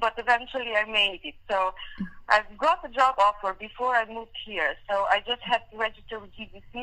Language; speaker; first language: English; non-native, fluent; Hungarian